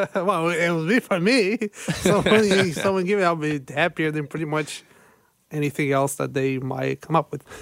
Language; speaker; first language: English; non-native, fluent; Portuguese